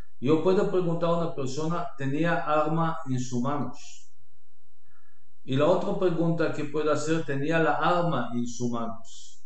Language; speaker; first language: Spanish; non-native, learner; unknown